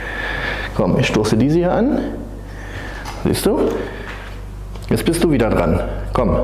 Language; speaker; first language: German; native; German